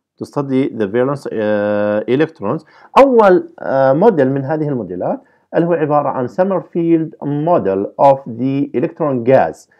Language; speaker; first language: Arabic; native; Arabic